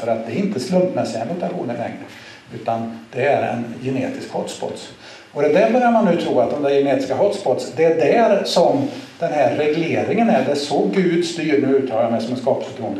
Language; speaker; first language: Swedish; native; Swedish